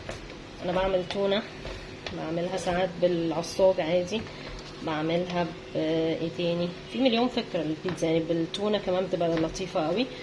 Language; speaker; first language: Arabic; native; Arabic